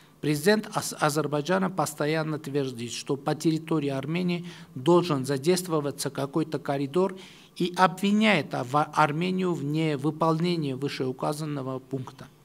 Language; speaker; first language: Russian; non-native, local second language; Armenian